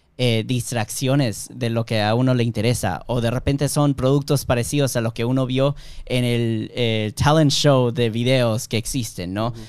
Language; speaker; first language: Spanish; early bilingual, heritage; Spanish